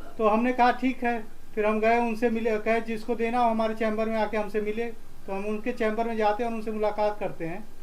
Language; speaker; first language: Hindi; native; Hindi